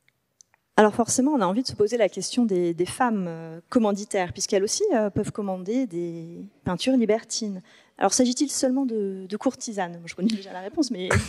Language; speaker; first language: French; native; French